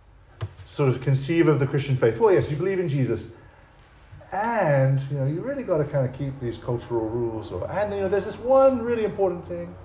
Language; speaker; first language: English; native; English